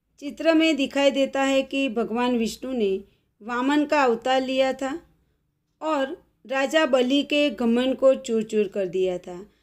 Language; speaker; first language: Hindi; non-native, local second language; Gujarati